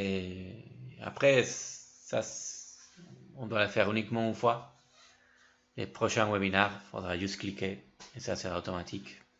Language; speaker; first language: French; non-native, fluent; Spanish